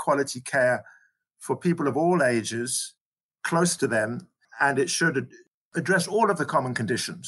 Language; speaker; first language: English; native; English